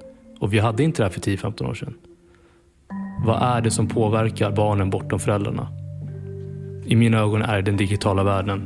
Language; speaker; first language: Swedish; native; Swedish